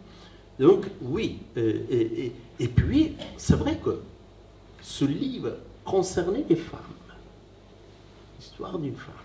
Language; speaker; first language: French; non-native, fluent; Persian